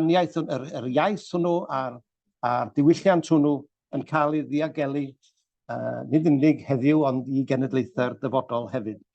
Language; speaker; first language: Welsh; native; Welsh